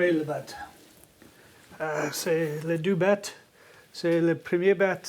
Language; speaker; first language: French; non-native, learner; English